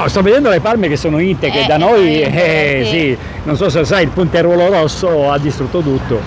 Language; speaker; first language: Italian; native; Italian